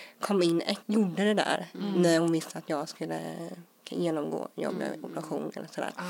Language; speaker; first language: Swedish; early bilingual, other home language; English